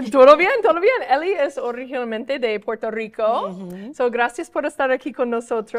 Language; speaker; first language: Spanish; non-native, fluent; English